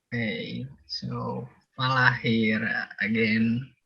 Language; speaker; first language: English; non-native, learner; Indonesian